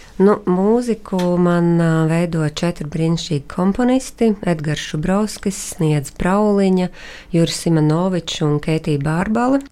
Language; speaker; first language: Latvian; native; Latvian